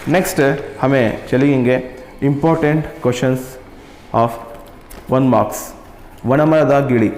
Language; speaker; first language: Hindi; non-native, local second language; Kannada